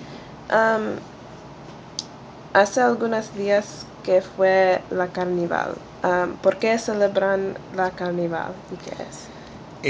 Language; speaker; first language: Spanish; non-native, learner; English